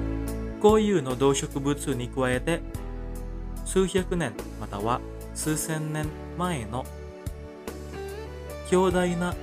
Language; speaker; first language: Japanese; non-native, fluent; Indonesian